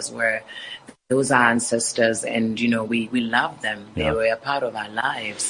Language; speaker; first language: English; non-native, local second language; Northern Sotho